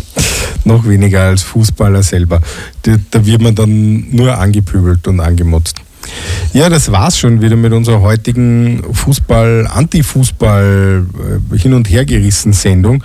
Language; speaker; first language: German; native; German